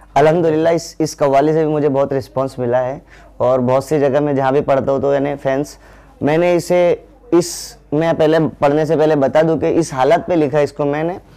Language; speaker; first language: Hindi; non-native, local second language; Urdu